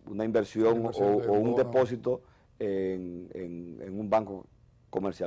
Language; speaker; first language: Spanish; native; Spanish